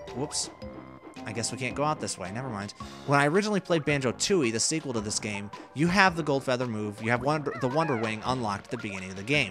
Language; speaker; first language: English; native; English